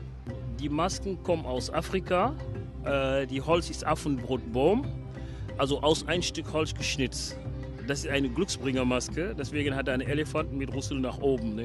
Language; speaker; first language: German; non-native, learner; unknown